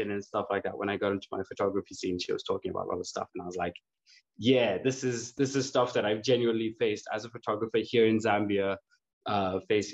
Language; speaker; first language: English; native; English